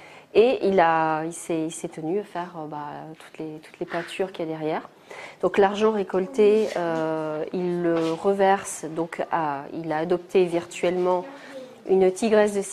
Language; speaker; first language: French; native; French